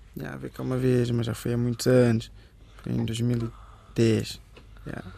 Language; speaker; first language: Portuguese; early bilingual, other home language; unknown